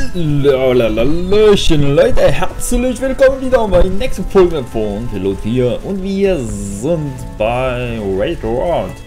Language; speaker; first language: German; non-native, fluent; Polish